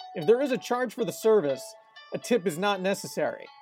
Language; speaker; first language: English; native; English